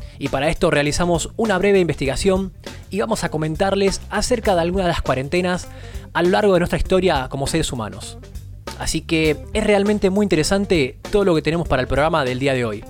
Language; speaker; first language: Spanish; native; Spanish